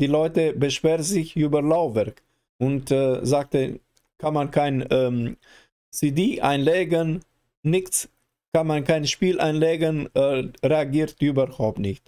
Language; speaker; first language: German; non-native, learner; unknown